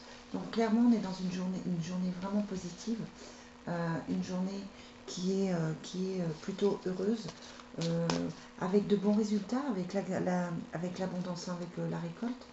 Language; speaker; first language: French; native; French